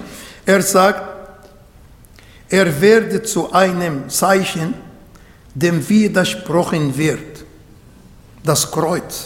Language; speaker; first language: German; non-native, fluent; Arabic